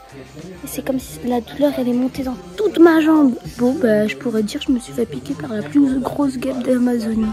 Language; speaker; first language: French; native; French